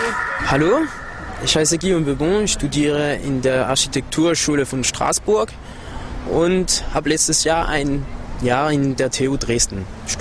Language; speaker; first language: German; non-native, fluent; French